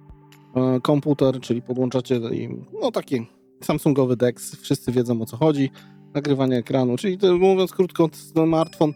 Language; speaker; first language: Polish; native; Polish